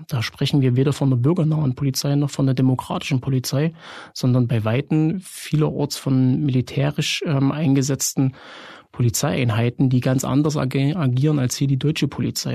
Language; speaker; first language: German; native; German